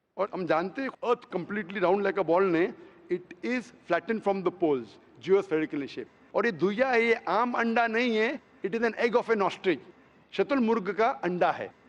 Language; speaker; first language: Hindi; non-native, local second language; Konkani